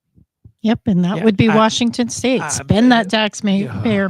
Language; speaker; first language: English; native; English